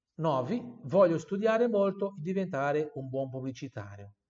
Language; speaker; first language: Italian; non-native, fluent; Portuguese